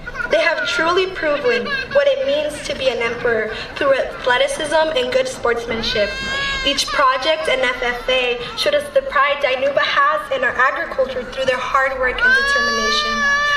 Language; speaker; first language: English; early bilingual, other home language; Spanish